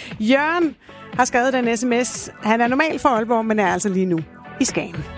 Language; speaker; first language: Danish; native; Danish